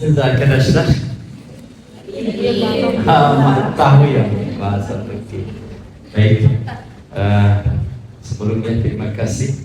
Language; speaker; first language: Indonesian; non-native, fluent; Turkish